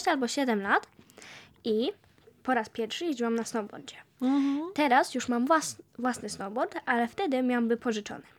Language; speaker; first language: Polish; early bilingual, heritage; Polish